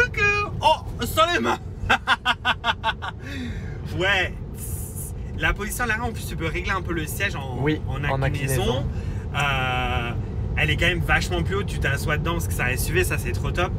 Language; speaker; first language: French; native; French